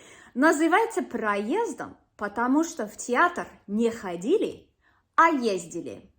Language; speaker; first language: Russian; non-native, fluent; English